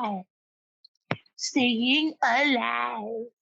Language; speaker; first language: English; native; English